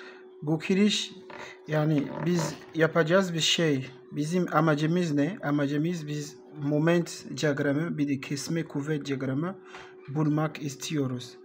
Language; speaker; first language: Turkish; non-native, learner; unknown